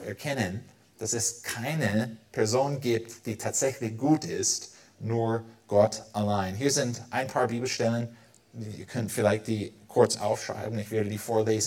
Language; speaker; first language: German; non-native, fluent; English